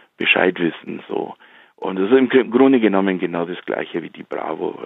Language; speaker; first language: German; early bilingual, heritage; Slovak